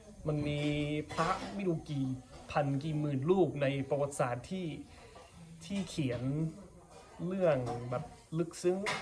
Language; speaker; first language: Thai; non-native, fluent; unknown